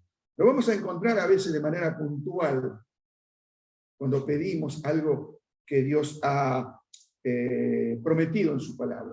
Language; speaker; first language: Spanish; native; Spanish